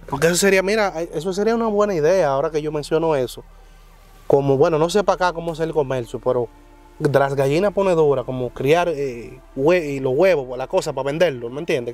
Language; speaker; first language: Spanish; native; Spanish